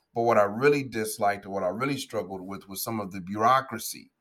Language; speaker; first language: English; native; English